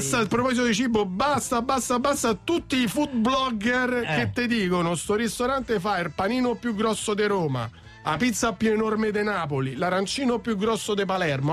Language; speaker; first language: Italian; native; Italian